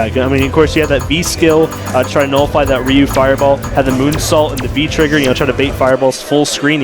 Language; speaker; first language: English; native; English